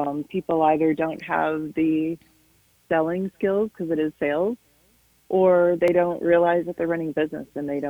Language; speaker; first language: English; native; English